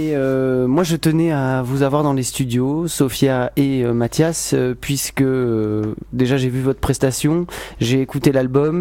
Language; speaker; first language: French; native; French